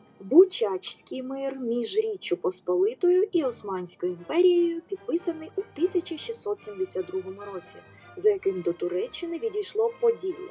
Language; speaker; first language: Ukrainian; native; Ukrainian